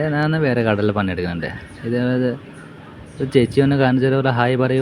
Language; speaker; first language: Malayalam; non-native, learner; Hindi